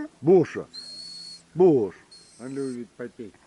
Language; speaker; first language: Russian; native; Russian